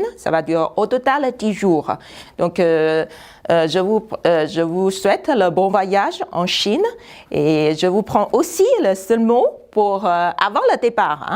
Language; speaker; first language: French; non-native, fluent; Chinese